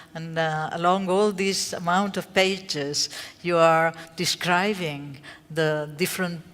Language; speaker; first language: English; non-native, fluent; Catalan